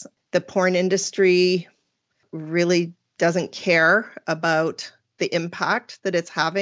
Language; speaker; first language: English; native; English